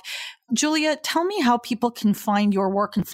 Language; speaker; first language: English; native; English